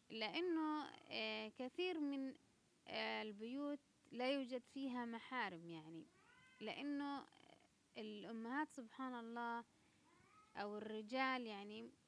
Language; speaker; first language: Arabic; native; Arabic